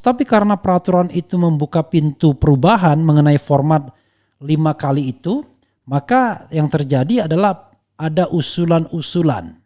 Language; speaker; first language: Indonesian; native; Indonesian